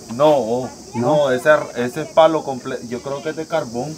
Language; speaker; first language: Spanish; native; Spanish